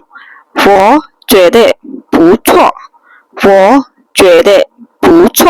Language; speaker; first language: Chinese; non-native, fluent; Burmese